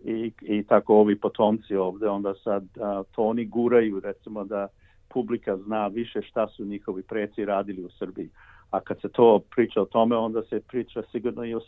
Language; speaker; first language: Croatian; early bilingual, heritage; Croatian